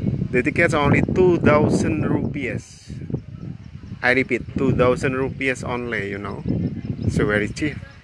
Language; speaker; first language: English; non-native, learner; Indonesian